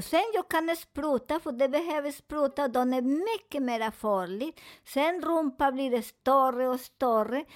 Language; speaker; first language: Swedish; non-native, learner; Spanish